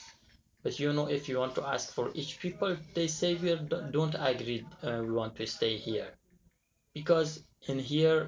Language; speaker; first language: English; non-native, learner; Persian